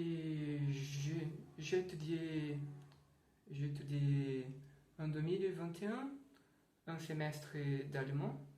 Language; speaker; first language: French; non-native, learner; Portuguese